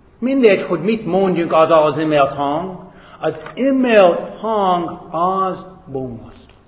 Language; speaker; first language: Hungarian; non-native, fluent; English